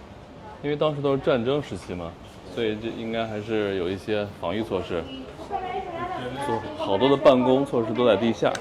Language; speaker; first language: Chinese; native; Chinese